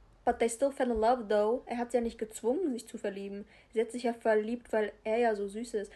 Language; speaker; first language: German; native; German